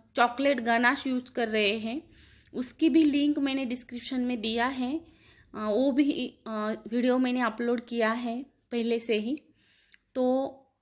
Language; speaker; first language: Hindi; non-native, local second language; Marathi